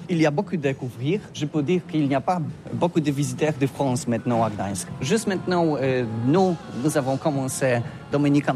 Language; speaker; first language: French; non-native, learner; Polish